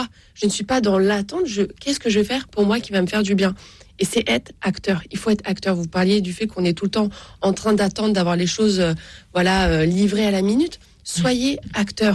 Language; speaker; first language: French; native; French